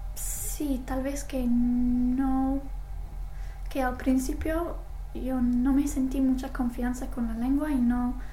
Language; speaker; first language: Spanish; non-native, fluent; English